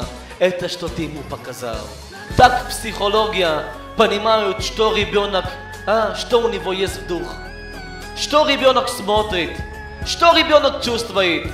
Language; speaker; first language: Russian; early bilingual, heritage; Hebrew